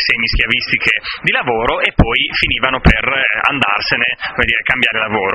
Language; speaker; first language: Italian; native; Italian